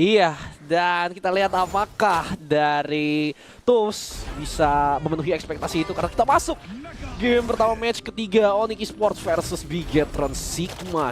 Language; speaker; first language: Indonesian; native; Indonesian